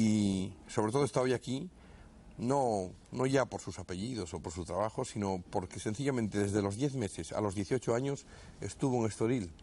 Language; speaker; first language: Spanish; native; Spanish